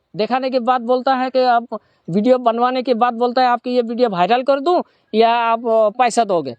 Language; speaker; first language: Hindi; non-native, local second language; Assamese